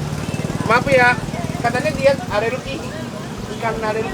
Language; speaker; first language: Indonesian; non-native, fluent; Japanese